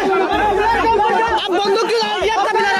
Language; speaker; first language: Hindi; non-native, learner; Bangla